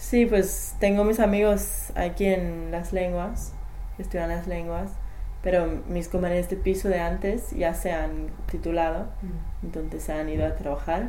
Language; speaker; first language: Spanish; non-native, learner; English